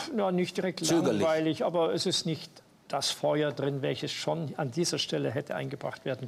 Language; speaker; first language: German; native; German